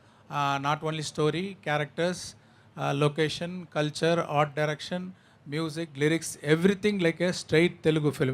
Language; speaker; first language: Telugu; non-native, learner; Tamil